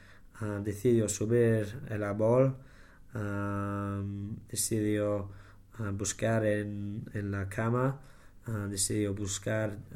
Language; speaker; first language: Spanish; non-native, learner; English